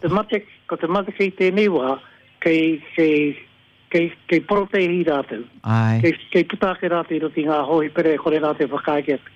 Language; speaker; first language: Māori; native; Māori